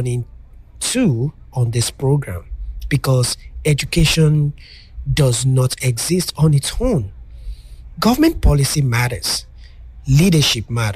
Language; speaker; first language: English; non-native, local second language; Yoruba